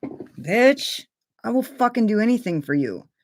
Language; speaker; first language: English; native; English